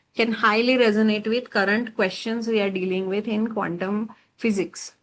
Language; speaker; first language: English; non-native, local second language; Marathi